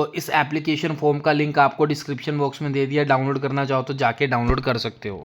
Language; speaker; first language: Hindi; native; Hindi